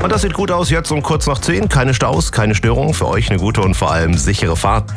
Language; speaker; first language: German; native; German